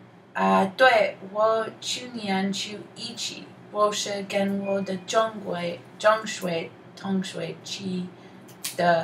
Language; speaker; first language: Chinese; non-native, learner; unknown